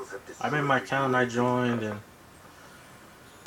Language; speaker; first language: English; native; English